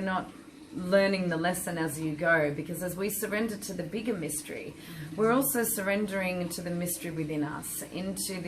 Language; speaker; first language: English; native; English